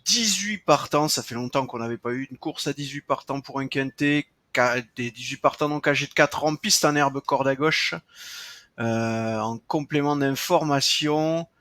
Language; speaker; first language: French; native; French